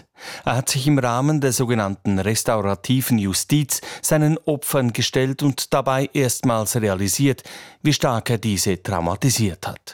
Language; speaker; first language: German; native; German